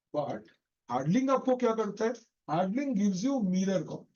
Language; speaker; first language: Hindi; non-native, local second language; Bangla